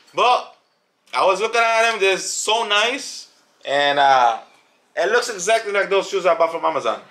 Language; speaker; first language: English; native; English